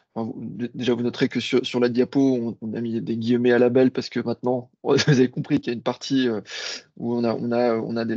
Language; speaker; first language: French; native; French